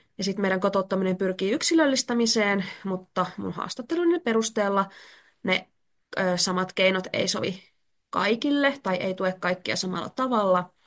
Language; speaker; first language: Finnish; native; Finnish